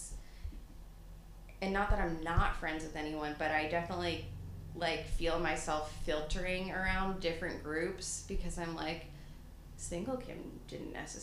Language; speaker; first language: English; native; English